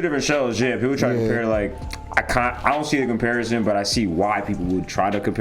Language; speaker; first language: English; native; English